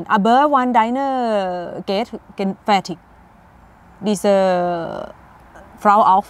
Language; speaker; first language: German; non-native, learner; Thai